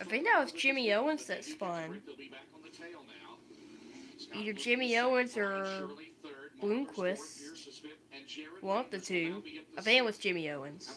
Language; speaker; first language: English; native; English